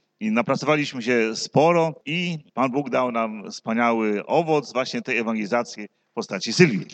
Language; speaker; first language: Polish; native; Polish